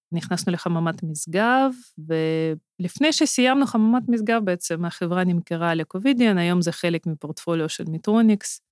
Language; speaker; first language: Hebrew; non-native, fluent; Russian